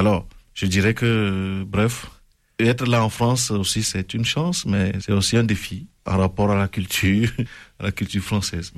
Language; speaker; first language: French; non-native, local second language; Ewe